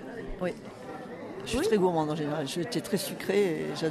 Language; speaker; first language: French; native; French